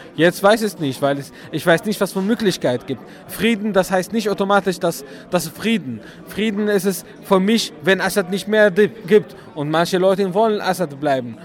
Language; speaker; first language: German; non-native, fluent; Arabic